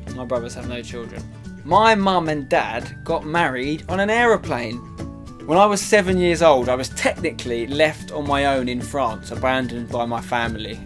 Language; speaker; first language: English; native; English